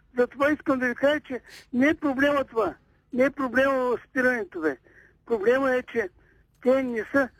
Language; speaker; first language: Bulgarian; native; Bulgarian